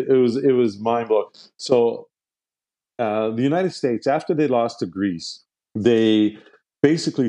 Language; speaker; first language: English; native; English